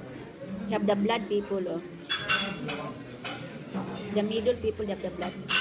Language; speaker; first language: English; non-native, local second language; Filipino